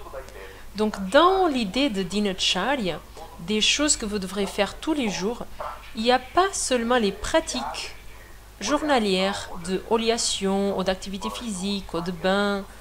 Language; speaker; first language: French; non-native, fluent; Portuguese